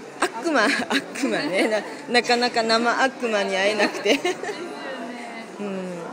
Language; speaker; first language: Japanese; native; Japanese